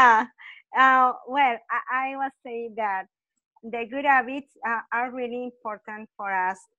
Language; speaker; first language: English; non-native, learner; Spanish